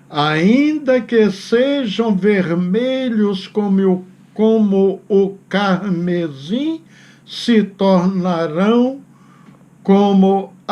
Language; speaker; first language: Portuguese; native; Portuguese